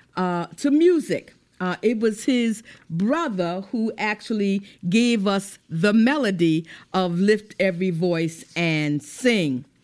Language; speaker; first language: English; native; English